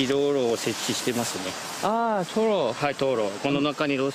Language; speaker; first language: English; native; English